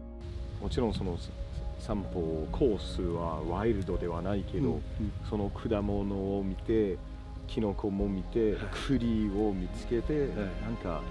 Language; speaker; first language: Japanese; non-native, fluent; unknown